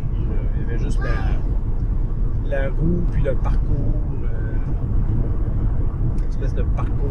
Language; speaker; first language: French; native; French